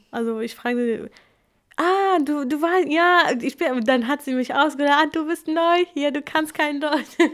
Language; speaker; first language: German; non-native, fluent; Kurdish